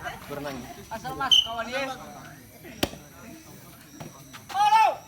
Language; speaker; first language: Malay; non-native, local second language; Nias